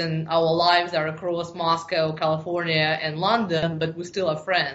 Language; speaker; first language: English; non-native, fluent; Ukrainian